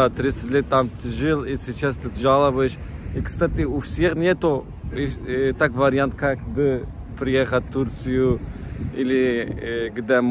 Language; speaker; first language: Russian; non-native, learner; Turkish